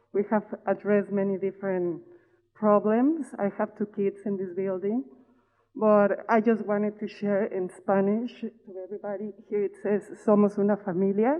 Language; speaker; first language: English; non-native, fluent; Spanish